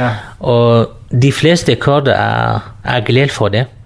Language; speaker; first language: Danish; non-native, learner; Kurdish